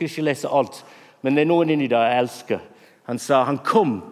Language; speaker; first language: Norwegian; non-native, fluent; English